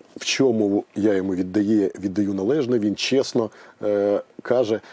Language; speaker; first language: Ukrainian; native; Ukrainian